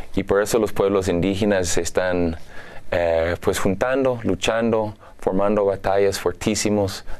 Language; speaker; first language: Spanish; non-native, fluent; English